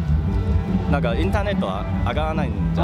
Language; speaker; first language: Japanese; non-native, fluent; Chinese